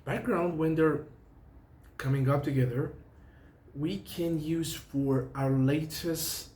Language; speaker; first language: English; non-native, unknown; Persian